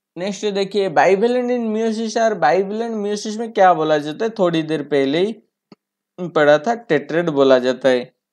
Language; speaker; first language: Hindi; non-native, local second language; Bangla